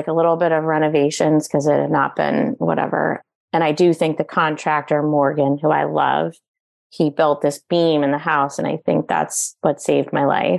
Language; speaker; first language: English; native; English